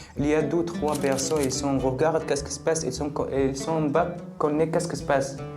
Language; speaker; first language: French; non-native, learner; Arabic